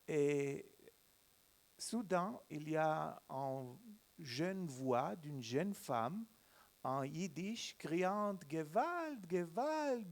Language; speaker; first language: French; non-native, learner; Hebrew